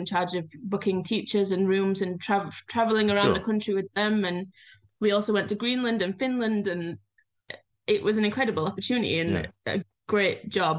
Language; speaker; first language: English; native; English